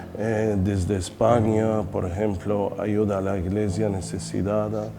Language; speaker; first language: Spanish; non-native, fluent; Arabic